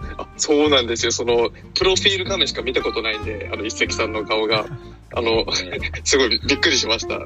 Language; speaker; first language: Japanese; early bilingual, heritage; Japanese